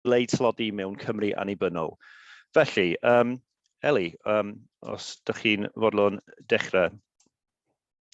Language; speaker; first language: Welsh; native; Welsh